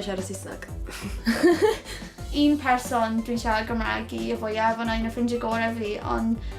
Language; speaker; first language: Welsh; native; Welsh